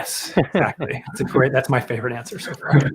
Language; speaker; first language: English; native; English